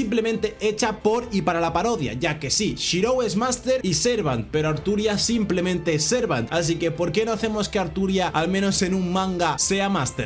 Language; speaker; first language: Spanish; native; Spanish